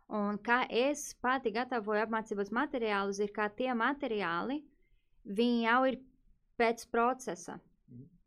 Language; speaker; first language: Latvian; non-native, fluent; Portuguese